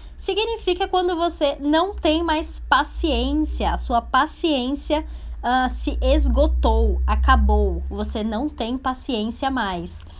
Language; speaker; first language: Portuguese; native; Portuguese